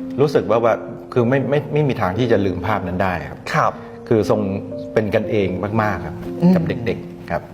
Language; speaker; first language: Thai; native; Thai